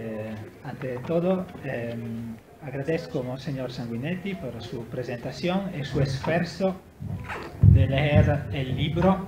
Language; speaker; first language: Spanish; non-native, learner; Italian